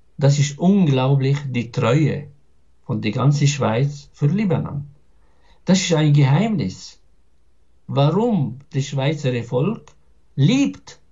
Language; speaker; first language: German; non-native, fluent; Arabic